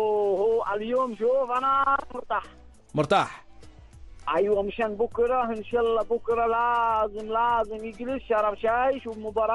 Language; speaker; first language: Arabic; non-native, learner; Bangla